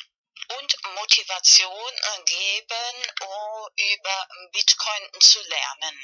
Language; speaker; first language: German; non-native, fluent; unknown